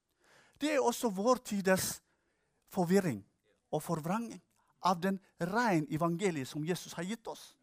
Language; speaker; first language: Norwegian; non-native, fluent; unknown